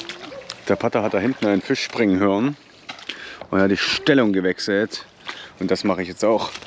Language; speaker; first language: German; native; German